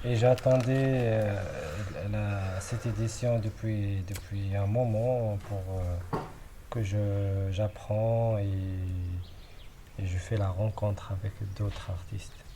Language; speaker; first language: French; non-native, local second language; Arabic